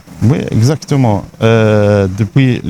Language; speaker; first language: French; non-native, learner; Arabic